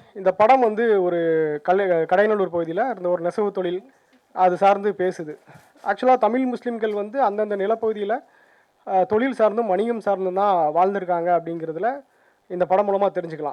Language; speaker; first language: Tamil; native; Tamil